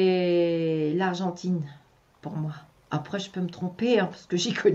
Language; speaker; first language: French; native; French